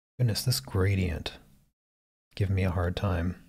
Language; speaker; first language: English; native; English